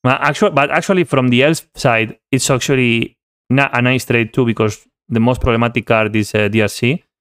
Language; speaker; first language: English; non-native, fluent; Spanish